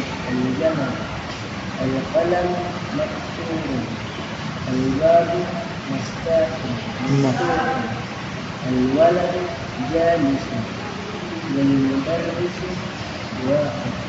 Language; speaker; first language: Arabic; non-native, learner; Indonesian